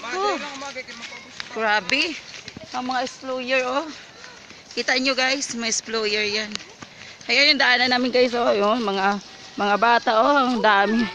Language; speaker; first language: Filipino; non-native, local second language; Hiligaynon